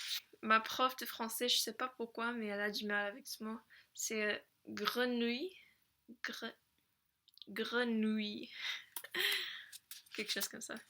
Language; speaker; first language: French; non-native, fluent; English